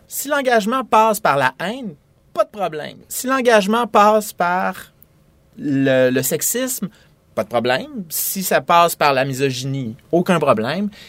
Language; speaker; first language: French; native; French